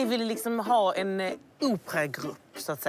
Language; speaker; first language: Swedish; native; Swedish